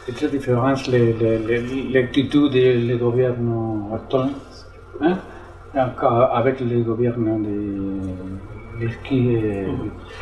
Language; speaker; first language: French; non-native, learner; Spanish